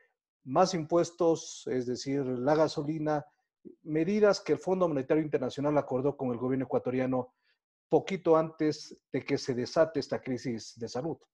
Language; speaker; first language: Spanish; native; Spanish